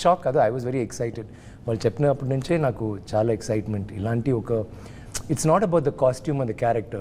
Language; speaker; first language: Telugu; non-native, learner; Tamil